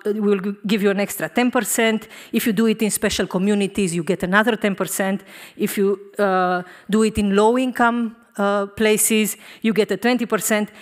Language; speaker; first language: English; non-native, fluent; Romanian